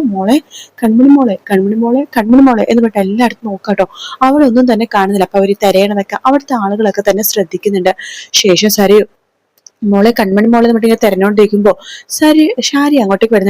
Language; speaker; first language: Malayalam; native; Malayalam